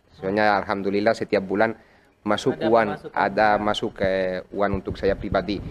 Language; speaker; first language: Indonesian; non-native, fluent; Catalan